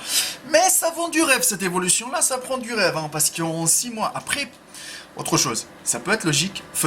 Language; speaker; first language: French; native; French